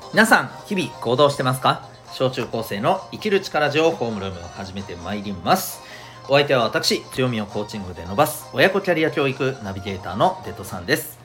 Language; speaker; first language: Japanese; native; Japanese